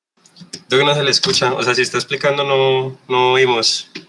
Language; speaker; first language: Spanish; native; Spanish